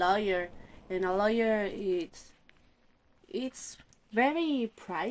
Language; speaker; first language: English; non-native, learner; Spanish